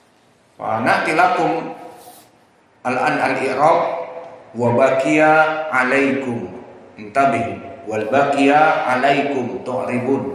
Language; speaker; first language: Arabic; non-native, fluent; Indonesian